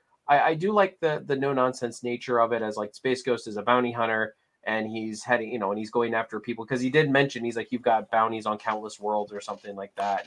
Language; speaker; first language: English; native; English